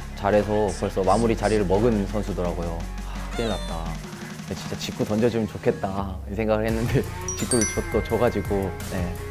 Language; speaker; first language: Korean; native; Korean